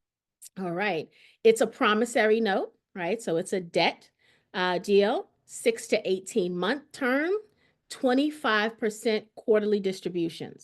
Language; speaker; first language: English; native; English